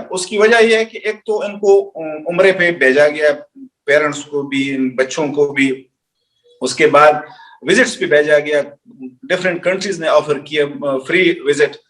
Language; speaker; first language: Urdu; non-native, local second language; Pashto